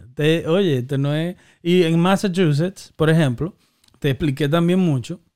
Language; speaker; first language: Spanish; native; Spanish